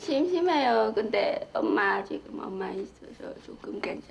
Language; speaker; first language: Korean; non-native, learner; Vietnamese